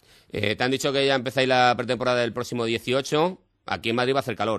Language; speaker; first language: Spanish; native; Spanish